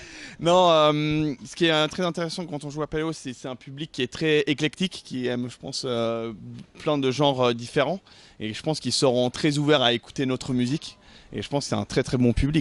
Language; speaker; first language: French; native; French